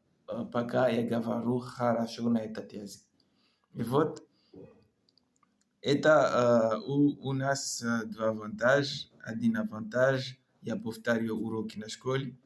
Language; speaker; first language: Russian; non-native, learner; French